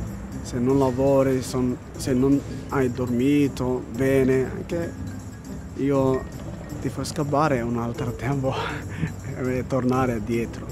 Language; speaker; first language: Italian; non-native, learner; Somali